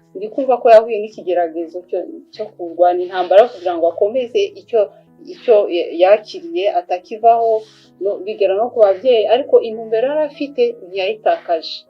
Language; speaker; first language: Kinyarwanda; native; Kinyarwanda